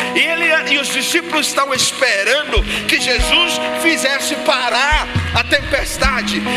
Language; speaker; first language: Portuguese; non-native, fluent; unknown